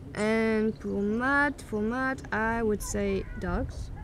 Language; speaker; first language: English; non-native, fluent; French